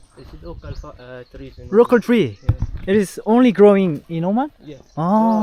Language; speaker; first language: English; non-native, learner; Korean